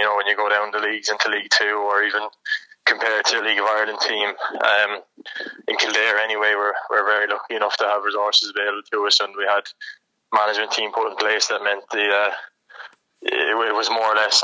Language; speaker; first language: English; native; English